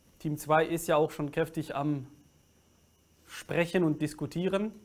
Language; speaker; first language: German; native; German